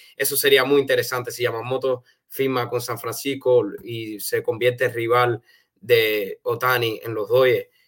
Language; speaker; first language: Spanish; early bilingual, heritage; Spanish